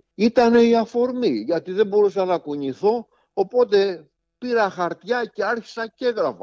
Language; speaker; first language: Greek; native; Greek